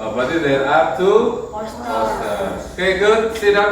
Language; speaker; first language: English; non-native, fluent; Indonesian